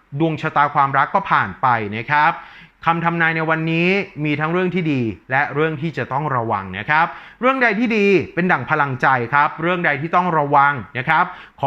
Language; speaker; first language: Thai; native; Thai